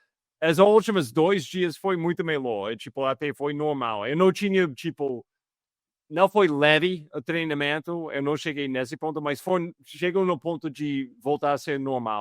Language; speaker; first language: Portuguese; non-native, fluent; English